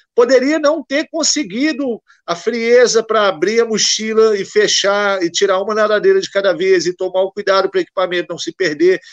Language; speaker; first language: Portuguese; native; Portuguese